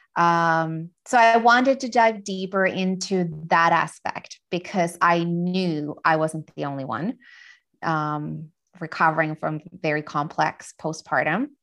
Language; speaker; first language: English; non-native, fluent; Finnish